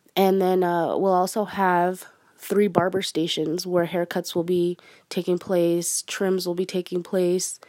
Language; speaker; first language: English; native; English